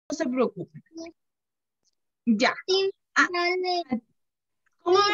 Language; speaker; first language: Spanish; native; Spanish